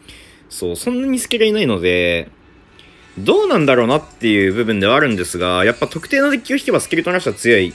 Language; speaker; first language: Japanese; native; Japanese